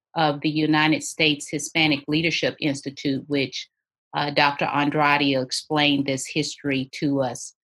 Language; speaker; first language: English; native; English